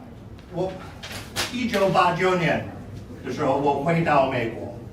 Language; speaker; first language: Chinese; non-native, fluent; English